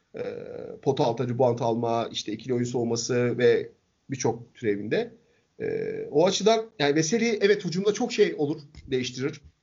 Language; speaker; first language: Turkish; native; Turkish